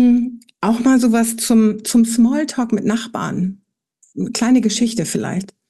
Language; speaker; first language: German; native; German